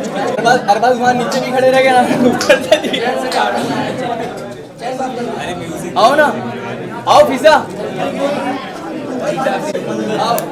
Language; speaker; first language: Hindi; native; Hindi